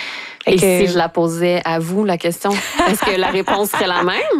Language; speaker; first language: French; native; French